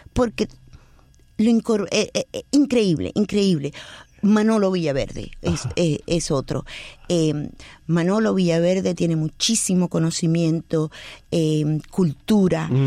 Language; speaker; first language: Spanish; native; Spanish